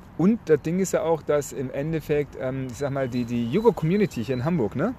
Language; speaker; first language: German; native; German